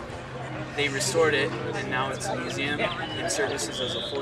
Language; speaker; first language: English; native; English